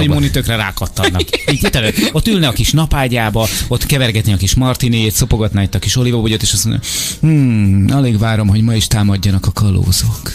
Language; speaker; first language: Hungarian; native; Hungarian